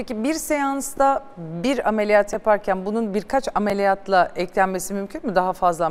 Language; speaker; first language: Turkish; native; Turkish